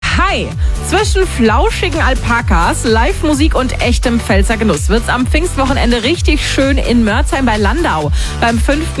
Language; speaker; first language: German; native; German